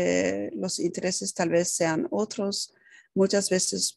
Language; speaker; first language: Spanish; non-native, fluent; Dutch